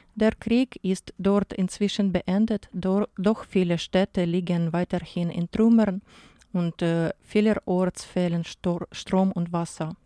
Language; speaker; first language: German; non-native, fluent; Ukrainian